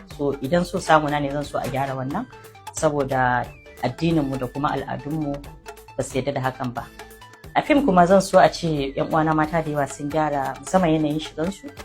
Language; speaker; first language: Hausa; non-native, local second language; Fula